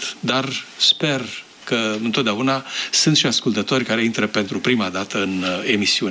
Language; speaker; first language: Romanian; native; Romanian